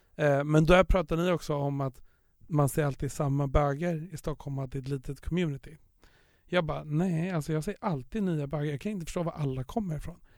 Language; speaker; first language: Swedish; native; Swedish